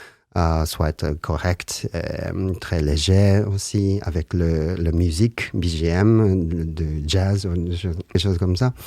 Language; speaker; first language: French; non-native, learner; Japanese